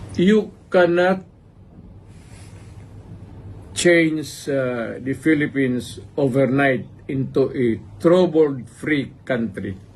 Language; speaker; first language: English; non-native, local second language; Cebuano